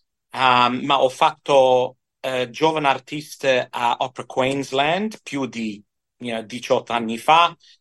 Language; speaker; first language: Italian; early bilingual, heritage; Italian